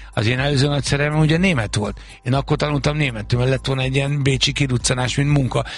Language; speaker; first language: Hungarian; native; Hungarian